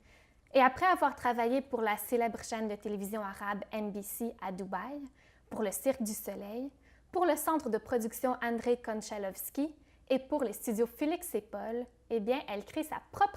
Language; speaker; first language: French; native; French